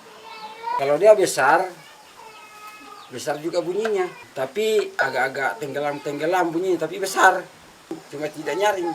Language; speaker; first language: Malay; non-native, local second language; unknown